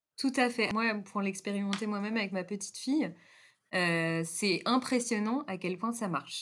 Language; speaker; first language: French; native; French